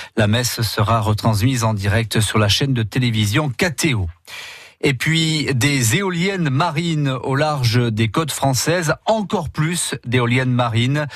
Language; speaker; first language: French; native; French